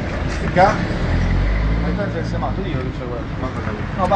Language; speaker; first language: Italian; native; Italian